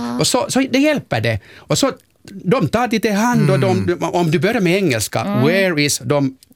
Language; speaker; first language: Swedish; non-native, local second language; Finnish